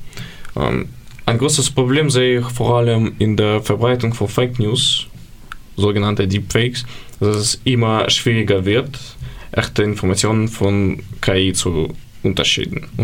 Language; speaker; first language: German; non-native, learner; Ukrainian